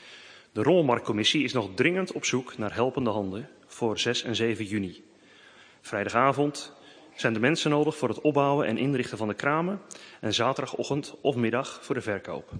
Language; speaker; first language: Dutch; native; Dutch